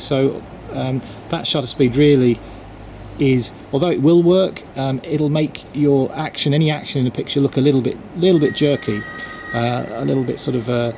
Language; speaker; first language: English; native; English